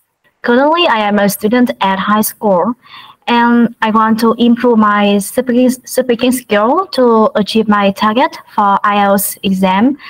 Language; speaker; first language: English; non-native, learner; Vietnamese